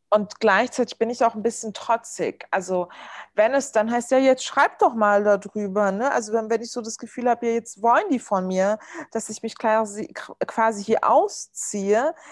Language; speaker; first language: German; early bilingual, other home language; Turkish